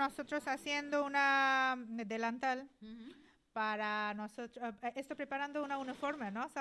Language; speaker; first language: Spanish; non-native, learner; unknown